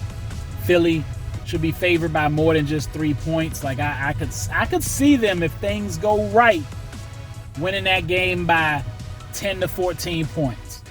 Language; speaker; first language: English; native; English